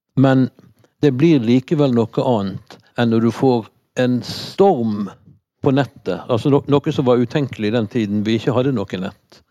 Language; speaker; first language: Norwegian; native; Norwegian